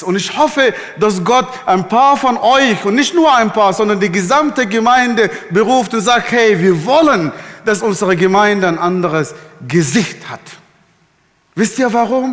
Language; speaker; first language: German; non-native, fluent; Arabic